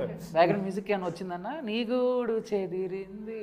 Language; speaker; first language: Telugu; native; Telugu